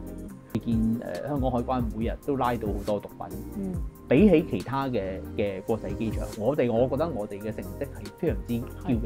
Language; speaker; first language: Cantonese; native; Cantonese